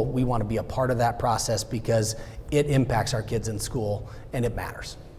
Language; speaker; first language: English; native; English